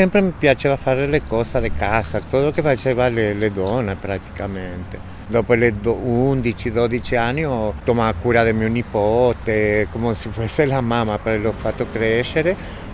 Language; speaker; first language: Italian; non-native, fluent; Spanish